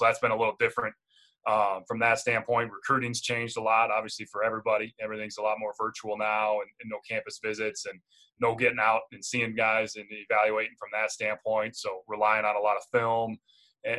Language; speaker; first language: English; native; English